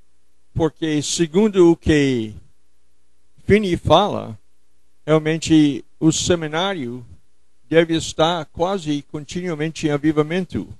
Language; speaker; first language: Portuguese; non-native, fluent; English